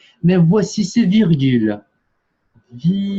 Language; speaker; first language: French; non-native, fluent; Portuguese